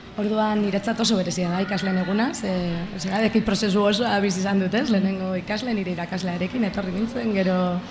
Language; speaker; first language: Basque; non-native, local second language; Spanish